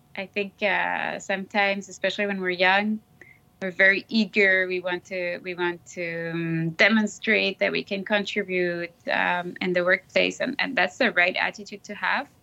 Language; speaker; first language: English; non-native, fluent; French